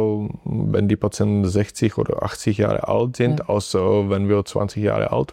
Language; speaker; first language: German; non-native, fluent; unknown